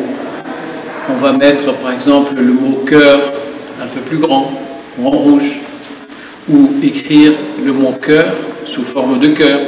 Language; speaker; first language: French; non-native, local second language; Arabic